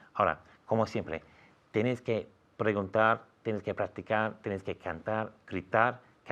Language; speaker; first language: Spanish; non-native, fluent; English